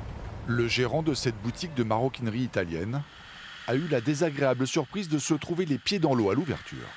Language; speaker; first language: French; native; French